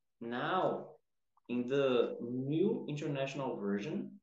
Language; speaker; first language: English; non-native, fluent; Portuguese